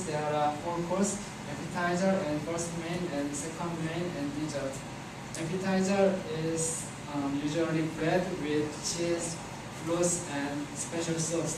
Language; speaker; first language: English; non-native, learner; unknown